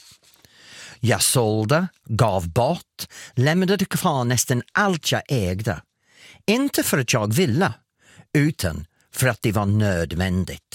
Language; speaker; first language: Swedish; non-native, fluent; English